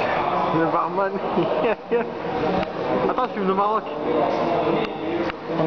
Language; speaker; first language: French; early bilingual, other home language; Arabic